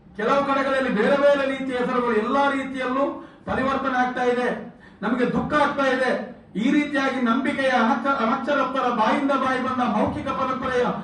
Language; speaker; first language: Kannada; non-native, local second language; Tulu